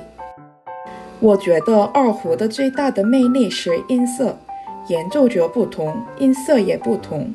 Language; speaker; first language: Chinese; non-native, fluent; Korean